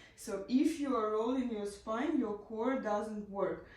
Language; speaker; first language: English; non-native, learner; Ukrainian